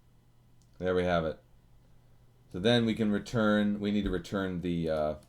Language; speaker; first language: English; native; English